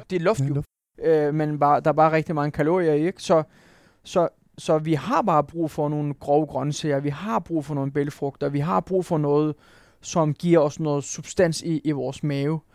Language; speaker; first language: Danish; non-native, fluent; Turkish